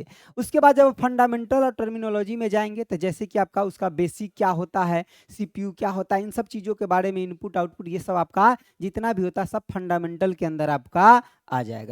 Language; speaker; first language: Hindi; native; Hindi